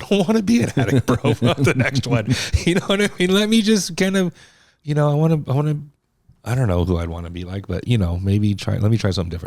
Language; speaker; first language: English; native; English